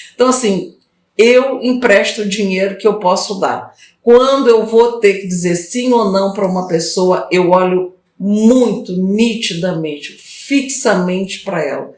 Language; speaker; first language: Portuguese; native; Portuguese